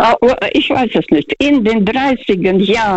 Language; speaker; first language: German; non-native, fluent; Russian